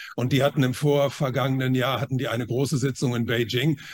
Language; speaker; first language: German; non-native, fluent; Chinese